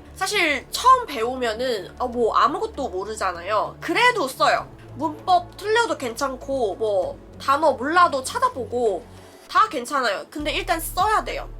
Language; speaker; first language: Korean; non-native, fluent; Chinese